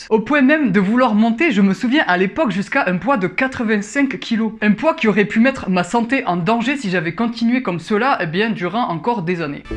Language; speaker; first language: French; native; French